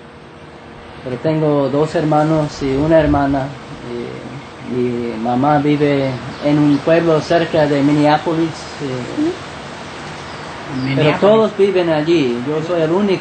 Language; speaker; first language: Spanish; non-native, fluent; English